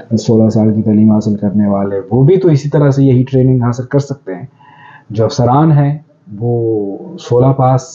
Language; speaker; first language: Urdu; non-native, local second language; Pashto